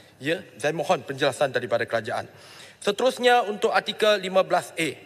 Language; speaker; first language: Malay; non-native, local second language; Chinese